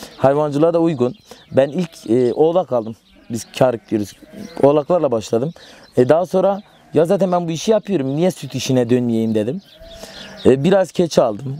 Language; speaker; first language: Turkish; non-native, local second language; Kurdish